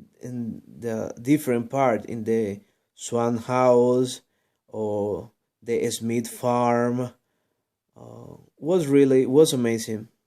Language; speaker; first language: English; non-native, learner; Spanish